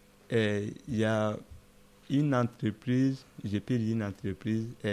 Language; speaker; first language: French; non-native, local second language; Dyula